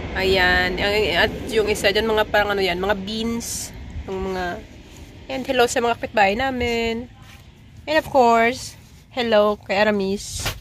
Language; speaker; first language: Filipino; native; Filipino